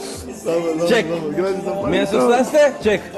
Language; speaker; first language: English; non-native, learner; Arabic